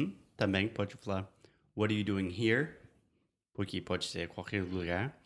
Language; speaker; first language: Portuguese; non-native, fluent; English